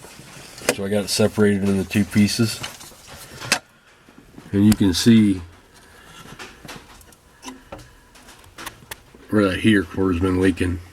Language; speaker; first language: English; native; English